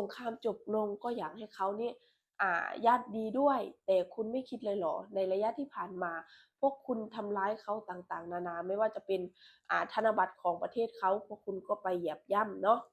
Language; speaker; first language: Thai; non-native, local second language; Lao